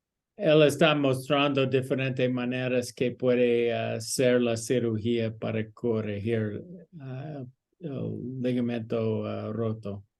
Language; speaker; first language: Spanish; non-native, learner; English